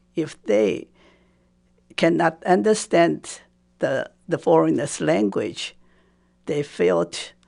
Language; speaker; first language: English; non-native, fluent; Japanese